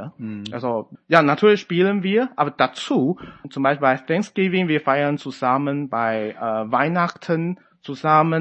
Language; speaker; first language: German; non-native, fluent; Chinese